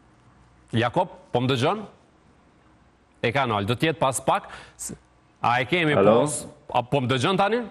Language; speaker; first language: Albanian; native; Albanian